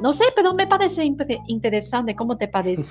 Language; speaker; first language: Spanish; non-native, learner; Chinese